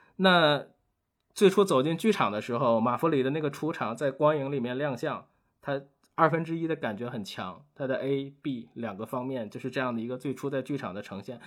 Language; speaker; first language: Chinese; native; Chinese